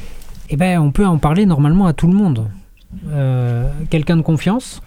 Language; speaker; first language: French; native; French